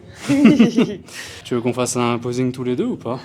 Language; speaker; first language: French; native; French